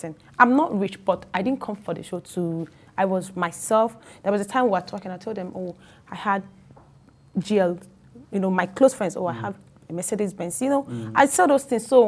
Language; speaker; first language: English; non-native, local second language; Igbo